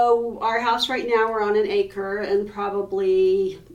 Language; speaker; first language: English; native; English